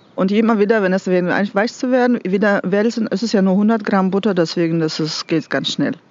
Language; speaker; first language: German; non-native, fluent; Russian